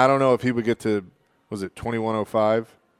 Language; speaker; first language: English; native; English